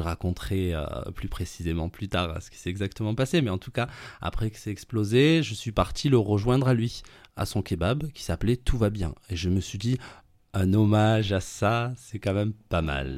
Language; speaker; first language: French; native; French